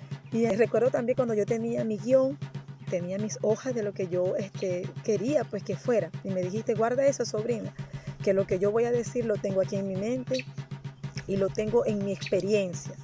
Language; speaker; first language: Spanish; non-native, local second language; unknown